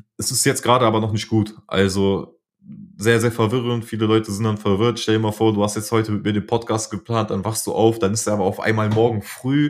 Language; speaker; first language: German; early bilingual, other home language; Polish